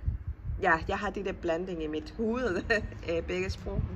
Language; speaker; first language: Danish; non-native, fluent; Spanish